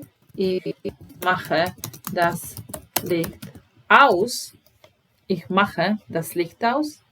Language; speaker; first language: German; non-native, fluent; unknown